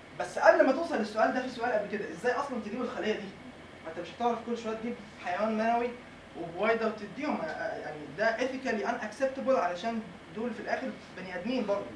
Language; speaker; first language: Arabic; native; Arabic